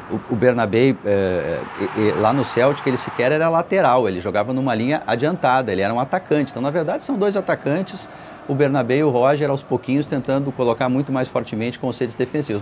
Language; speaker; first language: Portuguese; native; Portuguese